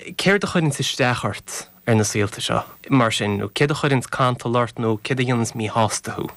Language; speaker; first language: Irish; native; Irish